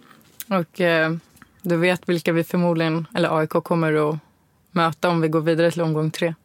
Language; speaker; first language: Swedish; native; Swedish